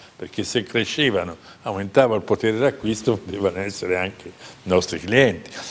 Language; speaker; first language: Italian; native; Italian